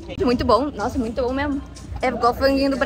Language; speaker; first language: Portuguese; native; Portuguese